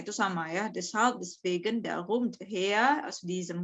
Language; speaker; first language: German; non-native, fluent; Indonesian